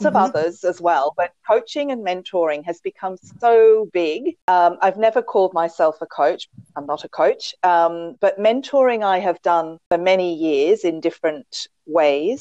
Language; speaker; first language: English; native; English